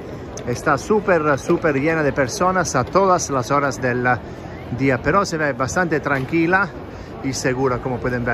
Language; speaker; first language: Spanish; non-native, fluent; Italian